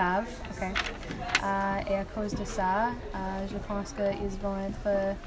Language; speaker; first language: French; non-native, learner; English